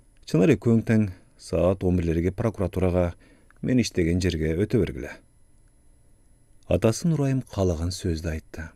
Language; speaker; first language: Kyrgyz; native; Kyrgyz